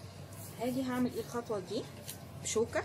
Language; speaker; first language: Arabic; native; Arabic